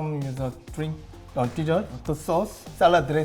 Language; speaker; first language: English; non-native, learner; Korean